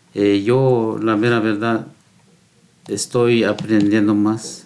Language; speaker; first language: Spanish; native; Spanish